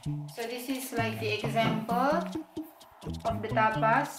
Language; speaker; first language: English; non-native, fluent; Indonesian